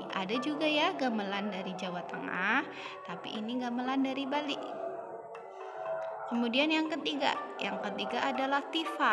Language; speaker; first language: Indonesian; native; Indonesian